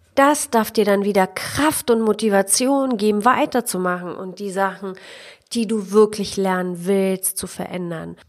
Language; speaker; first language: German; early bilingual, other home language; Polish